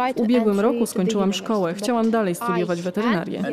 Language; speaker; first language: Ukrainian; native; Ukrainian